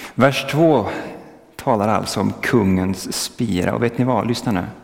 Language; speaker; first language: Swedish; early bilingual, other home language; French